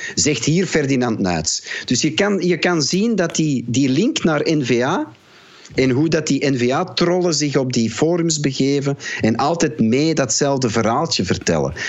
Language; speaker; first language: Dutch; native; Dutch